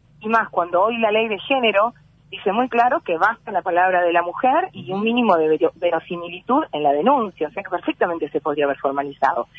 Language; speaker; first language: Spanish; native; Spanish